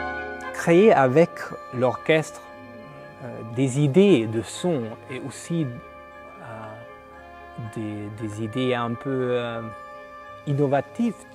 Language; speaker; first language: French; non-native, fluent; German